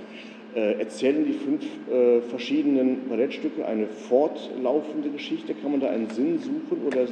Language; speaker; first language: German; native; German